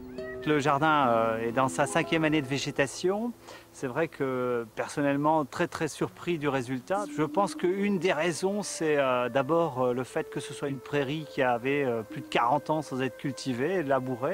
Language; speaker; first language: French; native; French